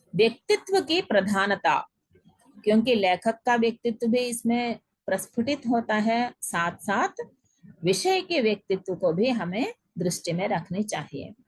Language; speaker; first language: Hindi; non-native, local second language; Telugu